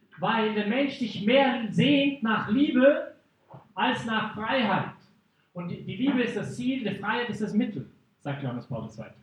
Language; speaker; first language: German; non-native, fluent; English